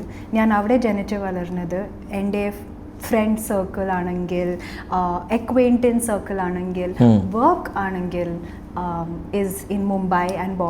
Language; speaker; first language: Malayalam; early bilingual, heritage; English